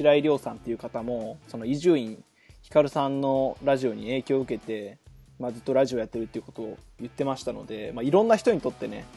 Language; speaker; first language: Japanese; native; Japanese